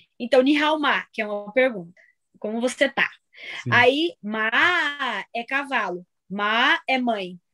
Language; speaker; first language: Portuguese; native; Portuguese